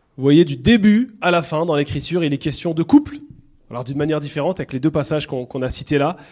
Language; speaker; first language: French; native; French